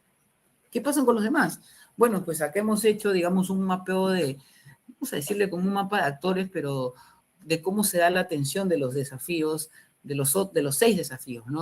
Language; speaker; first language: Spanish; native; Spanish